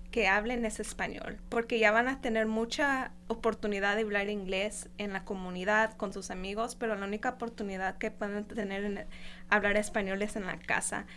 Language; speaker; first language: Spanish; non-native, fluent; English